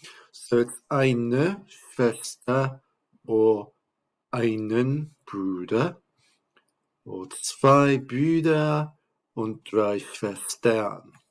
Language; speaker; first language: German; non-native, fluent; English